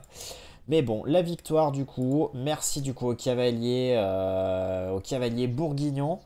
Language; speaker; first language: French; native; French